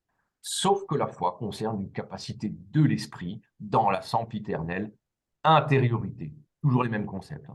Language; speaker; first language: French; native; French